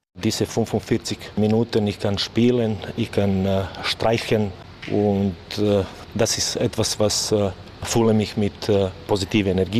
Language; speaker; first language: German; non-native, learner; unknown